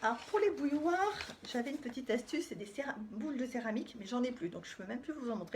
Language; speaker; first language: French; native; French